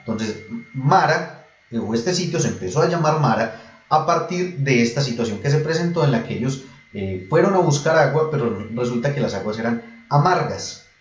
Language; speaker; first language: Spanish; native; Spanish